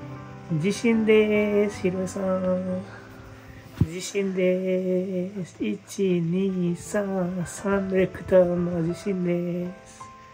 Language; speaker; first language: Japanese; non-native, learner; Nepali